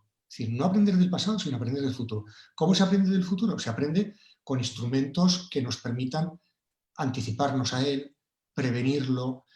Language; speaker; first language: Spanish; native; Spanish